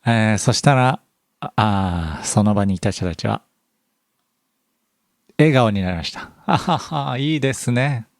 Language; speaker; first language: Japanese; native; Japanese